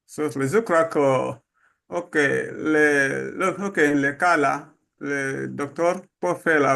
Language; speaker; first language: French; non-native, learner; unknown